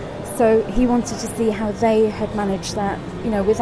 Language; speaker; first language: English; native; English